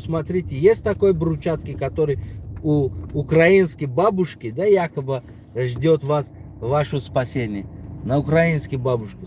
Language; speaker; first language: Russian; non-native, local second language; Tajik